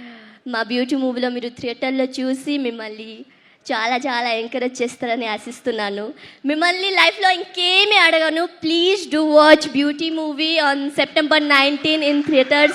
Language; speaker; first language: Telugu; non-native, local second language; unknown